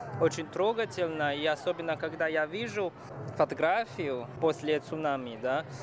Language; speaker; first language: Russian; non-native, fluent; Chinese